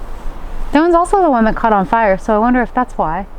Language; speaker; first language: English; native; English